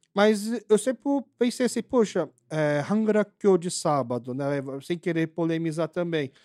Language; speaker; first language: Portuguese; early bilingual, other home language; Korean